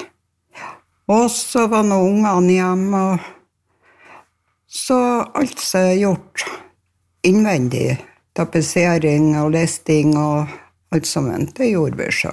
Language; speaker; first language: Norwegian; native; Norwegian